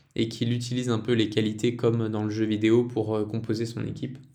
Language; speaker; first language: French; native; French